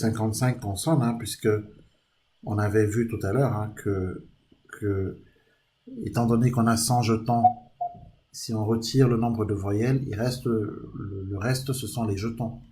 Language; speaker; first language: French; native; French